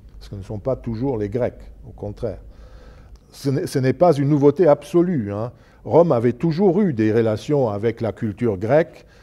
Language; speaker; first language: French; non-native, local second language; Luxembourgish